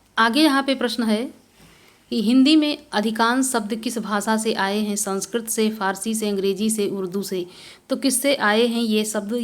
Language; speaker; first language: Hindi; native; Hindi